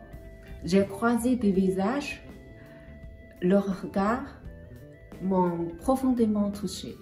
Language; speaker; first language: French; non-native, fluent; Chinese